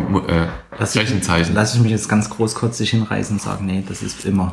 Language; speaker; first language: German; native; German